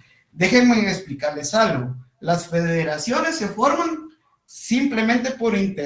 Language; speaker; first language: Spanish; native; Spanish